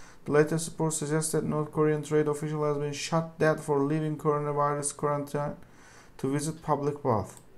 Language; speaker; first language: English; non-native, fluent; Turkish